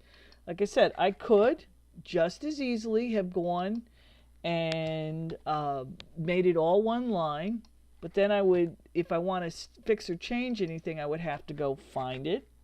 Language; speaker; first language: English; native; English